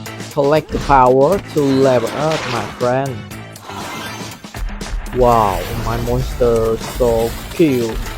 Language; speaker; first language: English; non-native, learner; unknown